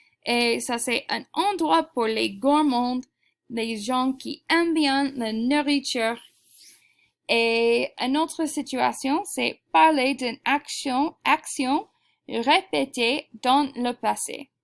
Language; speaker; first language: French; non-native, fluent; English